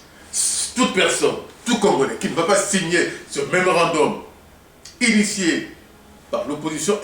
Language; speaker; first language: French; non-native, local second language; Lingala